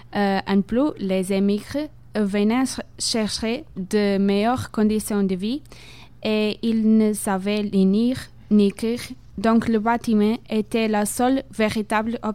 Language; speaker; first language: French; non-native, fluent; Portuguese